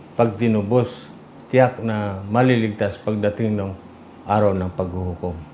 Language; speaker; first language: Filipino; non-native, local second language; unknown